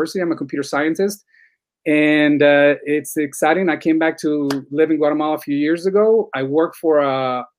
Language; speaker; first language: English; non-native, fluent; Spanish